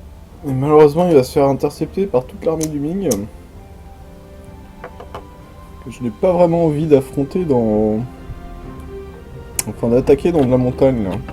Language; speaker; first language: French; native; French